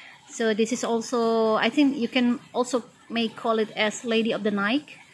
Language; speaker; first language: English; non-native, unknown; Indonesian